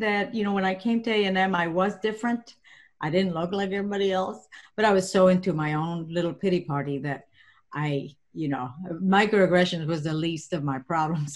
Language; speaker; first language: English; non-native, fluent; Spanish